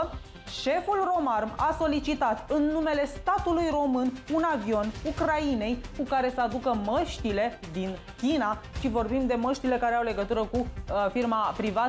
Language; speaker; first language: Romanian; native; Romanian